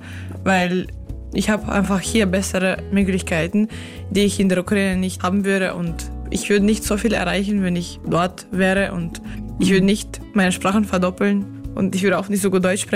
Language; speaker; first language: German; early bilingual, other home language; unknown